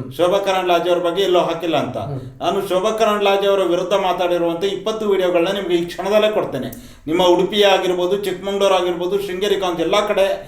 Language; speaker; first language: Kannada; native; Kannada